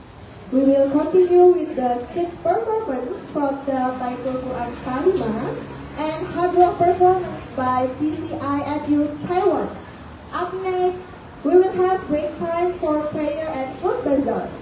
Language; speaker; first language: English; non-native, fluent; Indonesian